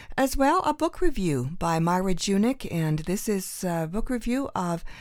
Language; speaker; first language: English; early bilingual, other home language; Ukrainian